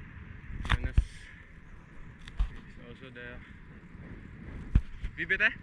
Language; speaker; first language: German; non-native, learner; Filipino